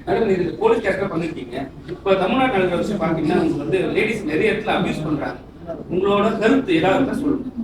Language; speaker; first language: Tamil; native; Tamil